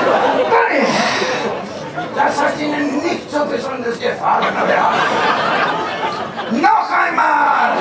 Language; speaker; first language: German; non-native, fluent; English